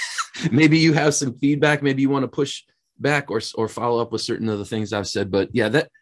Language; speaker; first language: English; native; English